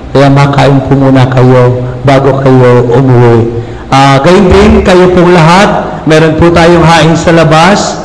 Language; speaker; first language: Filipino; native; Filipino